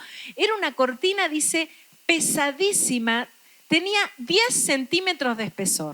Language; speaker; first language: Spanish; native; Spanish